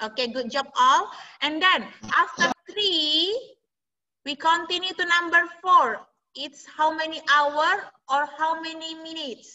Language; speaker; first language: English; non-native, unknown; Indonesian